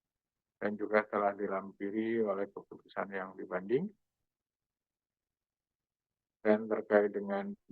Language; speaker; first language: Indonesian; native; Indonesian